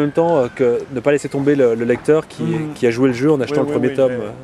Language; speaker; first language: French; native; French